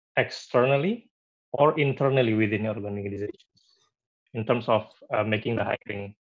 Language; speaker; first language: English; non-native, fluent; Indonesian